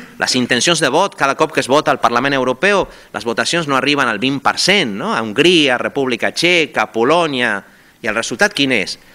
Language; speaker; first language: Catalan; non-native, fluent; Spanish